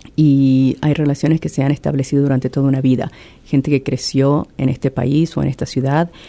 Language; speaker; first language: Spanish; native; Spanish